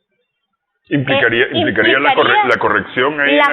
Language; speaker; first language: Spanish; native; Spanish